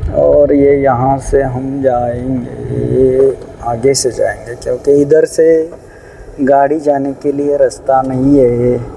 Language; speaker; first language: Hindi; non-native, local second language; Marathi